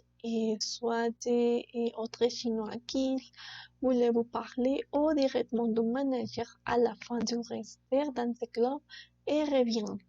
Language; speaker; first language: French; non-native, learner; Spanish